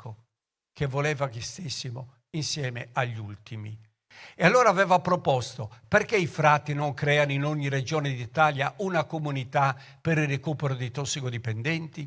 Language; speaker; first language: Italian; native; Italian